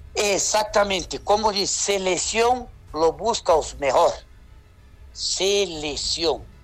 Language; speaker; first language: Spanish; non-native, fluent; Portuguese